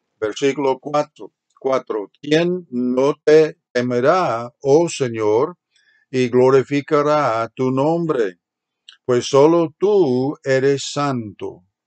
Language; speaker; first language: Spanish; non-native, fluent; English